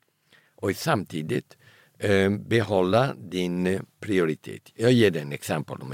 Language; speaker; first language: Swedish; early bilingual, heritage; Italian